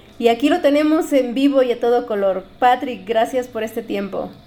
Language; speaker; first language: Spanish; native; Spanish